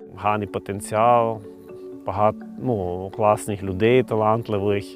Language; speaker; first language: Ukrainian; non-native, learner; German